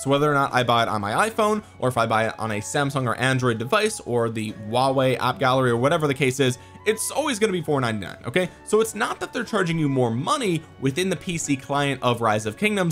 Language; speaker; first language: English; native; English